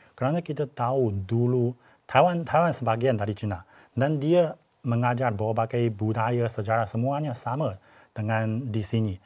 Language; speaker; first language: Malay; non-native, fluent; Chinese